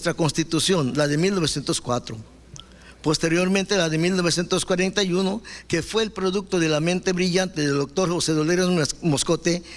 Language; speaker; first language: Spanish; non-native, local second language; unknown